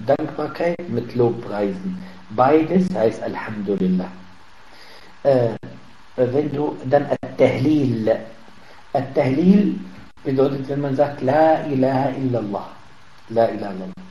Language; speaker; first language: German; non-native, fluent; Arabic